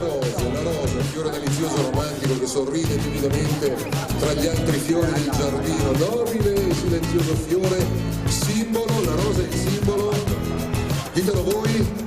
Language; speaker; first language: Italian; native; Italian